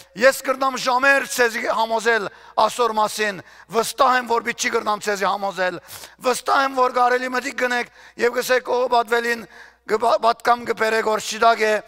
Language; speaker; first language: Armenian; early bilingual, heritage; Armenian